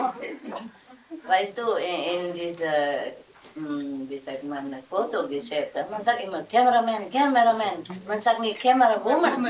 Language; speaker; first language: German; non-native, learner; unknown